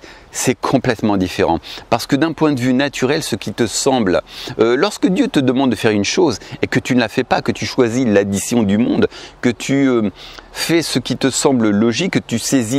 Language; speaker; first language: French; native; French